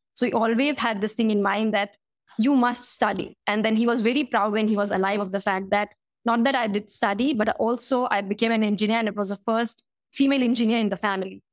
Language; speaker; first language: English; non-native, local second language; Hindi